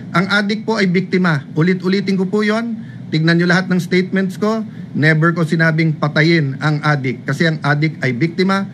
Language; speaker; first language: Filipino; native; Filipino